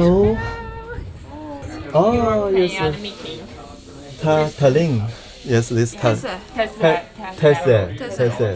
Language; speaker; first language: English; non-native, learner; Chinese